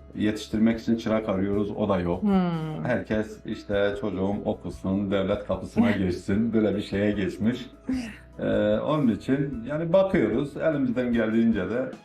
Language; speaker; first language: Turkish; native; Turkish